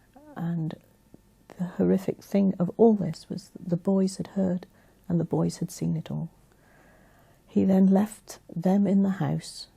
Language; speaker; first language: English; native; English